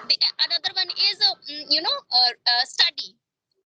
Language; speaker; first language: English; non-native, learner; Hindi